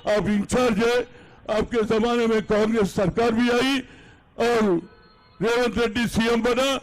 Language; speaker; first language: Hindi; non-native, local second language; Telugu